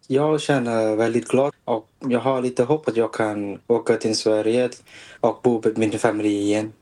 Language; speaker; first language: Swedish; non-native, learner; Thai